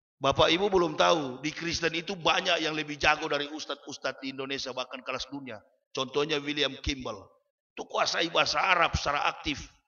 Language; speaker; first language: Malay; native; Malay